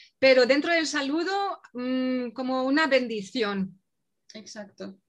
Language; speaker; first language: Spanish; early bilingual, other home language; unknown